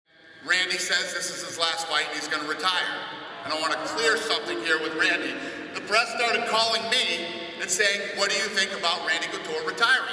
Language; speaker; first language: English; native; English